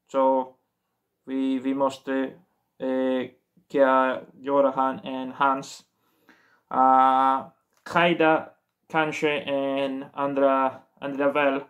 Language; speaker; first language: Swedish; non-native, learner; Portuguese